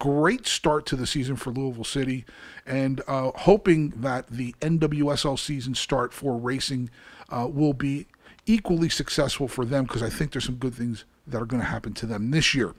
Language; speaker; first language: English; native; English